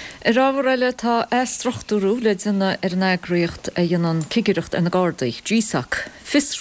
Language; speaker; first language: Irish; native; Irish